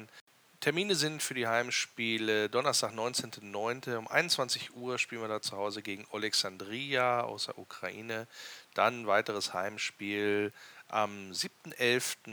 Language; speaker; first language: German; native; German